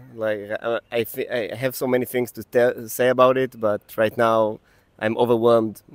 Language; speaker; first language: English; non-native, fluent; Hebrew